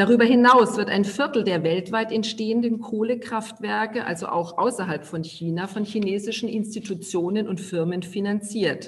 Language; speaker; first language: German; native; German